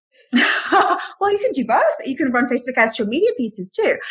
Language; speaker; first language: English; native; English